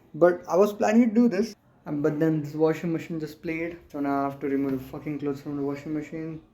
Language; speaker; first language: English; non-native, local second language; Marathi